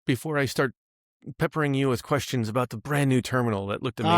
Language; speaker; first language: English; native; English